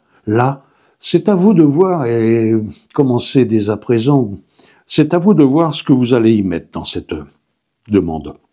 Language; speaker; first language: French; native; French